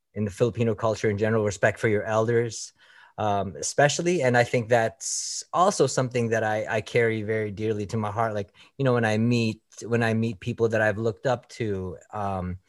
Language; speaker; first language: English; early bilingual, other home language; Filipino